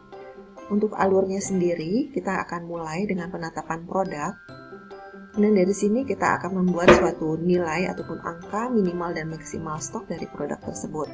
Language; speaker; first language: Indonesian; native; Indonesian